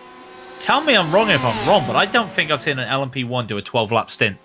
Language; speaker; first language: English; native; English